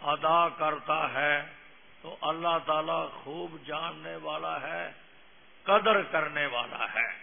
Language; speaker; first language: Urdu; non-native, local second language; Punjabi